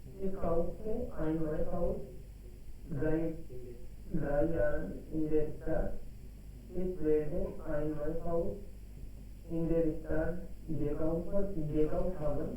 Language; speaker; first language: German; non-native, learner; Hindi